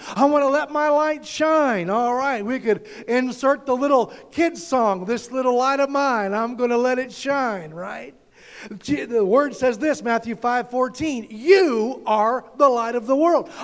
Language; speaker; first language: English; native; English